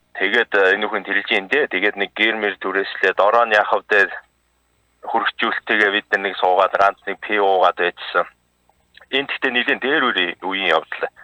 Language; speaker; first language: Mongolian; native; Mongolian